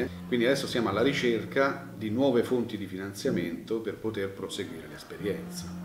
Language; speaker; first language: Italian; native; Italian